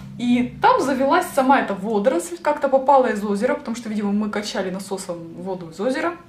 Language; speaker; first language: Russian; native; Russian